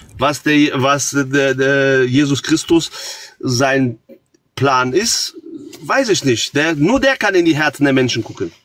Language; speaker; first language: German; early bilingual, other home language; Croatian